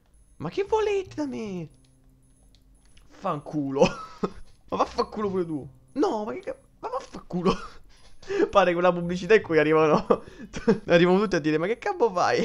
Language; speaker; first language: Italian; native; Italian